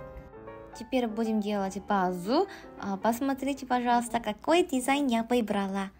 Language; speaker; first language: Russian; non-native, fluent; Korean